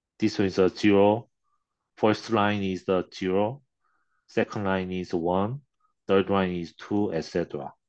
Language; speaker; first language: English; non-native, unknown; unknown